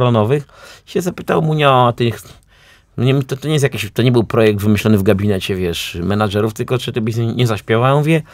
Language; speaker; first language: Polish; native; Polish